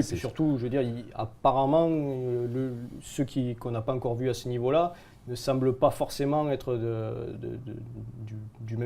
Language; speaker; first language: French; native; French